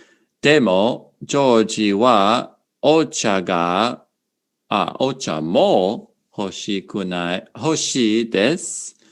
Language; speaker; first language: Japanese; non-native, learner; English